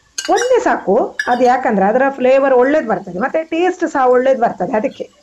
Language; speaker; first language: Kannada; non-native, local second language; Tulu